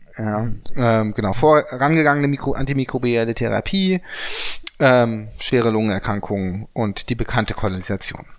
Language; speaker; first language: German; native; German